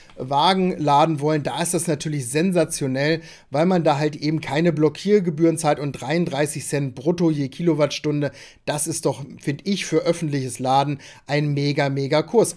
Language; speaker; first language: German; native; German